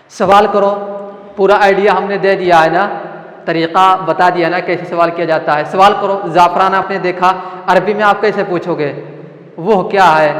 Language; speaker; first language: Urdu; non-native, local second language; Malayalam